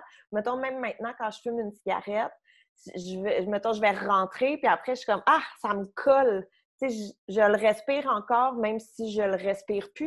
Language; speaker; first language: French; native; French